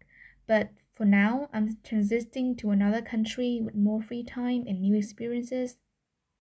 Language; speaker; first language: English; non-native, fluent; Vietnamese